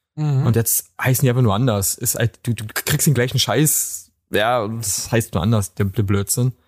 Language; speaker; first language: German; native; German